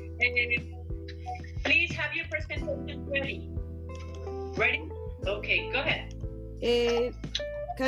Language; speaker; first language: English; non-native, learner; Spanish